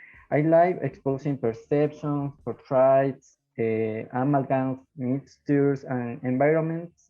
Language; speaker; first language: English; non-native, learner; Spanish